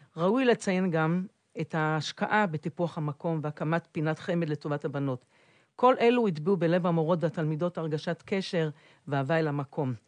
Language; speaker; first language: Hebrew; native; Hebrew